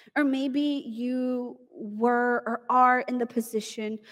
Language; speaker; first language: English; early bilingual, other home language; Spanish